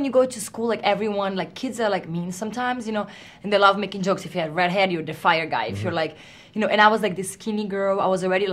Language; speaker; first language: English; non-native, fluent; Portuguese